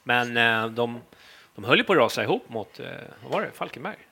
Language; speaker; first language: Swedish; native; Swedish